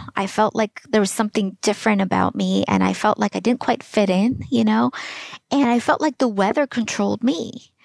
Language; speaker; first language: English; early bilingual, other home language; Russian